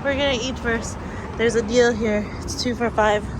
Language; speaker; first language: English; non-native, local second language; Filipino